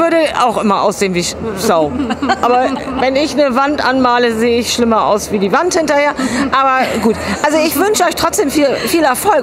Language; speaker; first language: German; native; German